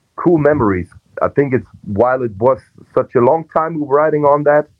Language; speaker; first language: English; non-native, fluent; German